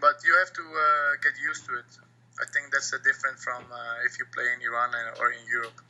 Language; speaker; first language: English; non-native, fluent; Dutch